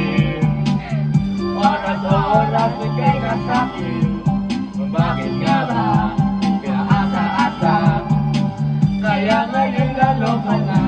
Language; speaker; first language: Filipino; native; Filipino